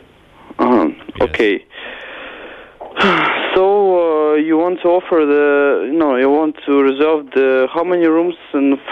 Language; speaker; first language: English; non-native, learner; Russian